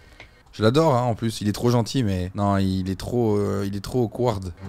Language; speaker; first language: French; native; French